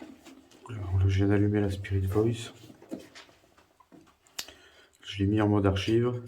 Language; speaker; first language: French; native; French